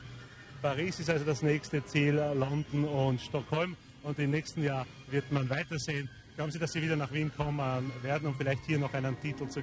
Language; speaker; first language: German; native; German